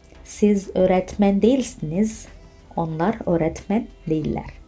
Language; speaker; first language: Turkish; non-native, fluent; Indonesian